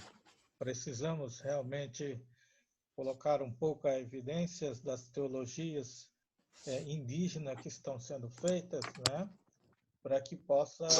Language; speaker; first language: Portuguese; non-native, local second language; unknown